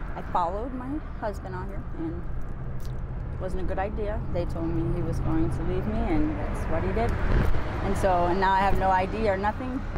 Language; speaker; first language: English; native; English